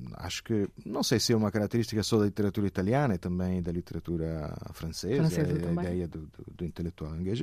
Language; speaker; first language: Portuguese; non-native, fluent; Italian